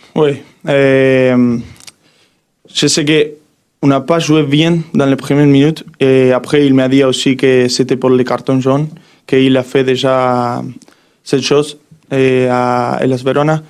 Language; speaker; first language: French; non-native, learner; Spanish